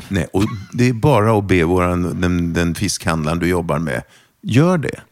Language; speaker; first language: Swedish; non-native, local second language; German